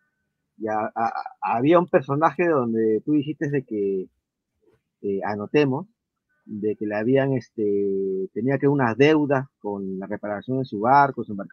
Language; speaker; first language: Spanish; native; Spanish